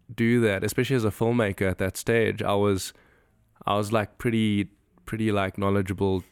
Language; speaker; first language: English; native; English